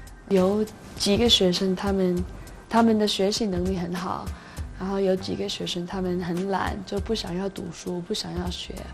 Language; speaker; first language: Chinese; non-native, fluent; English